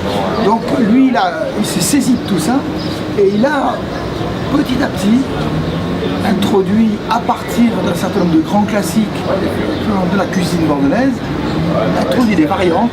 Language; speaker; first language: French; native; French